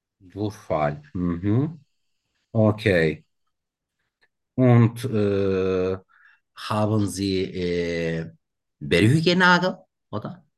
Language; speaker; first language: German; non-native, learner; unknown